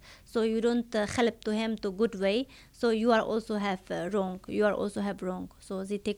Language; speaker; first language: English; non-native, learner; Chinese